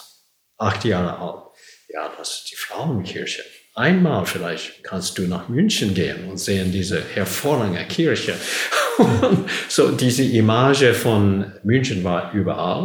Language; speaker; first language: German; non-native, learner; English